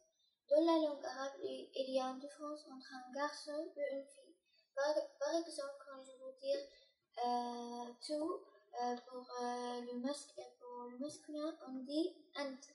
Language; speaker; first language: French; early bilingual, other home language; Arabic